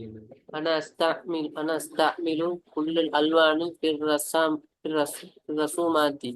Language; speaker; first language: Arabic; non-native, learner; Tamil